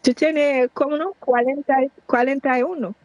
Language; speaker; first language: Spanish; non-native, learner; Haitian Creole